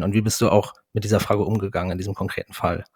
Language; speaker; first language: German; native; German